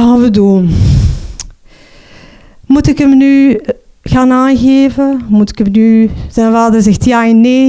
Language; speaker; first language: Dutch; non-native, local second language; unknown